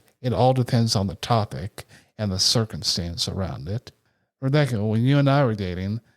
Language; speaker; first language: English; native; English